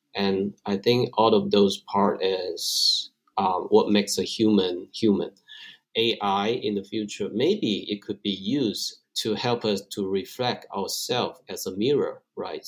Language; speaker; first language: English; non-native, fluent; Chinese